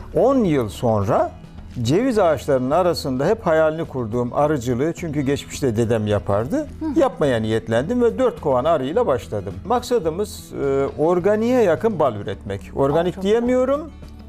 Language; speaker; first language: Turkish; native; Turkish